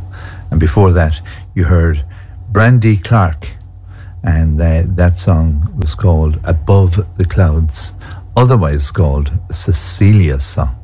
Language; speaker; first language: English; native; English